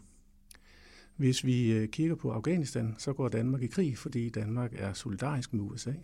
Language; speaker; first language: Danish; native; Danish